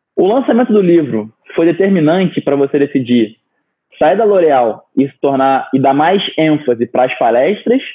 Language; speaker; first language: Portuguese; native; Portuguese